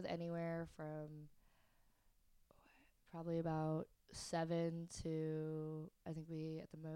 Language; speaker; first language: English; native; English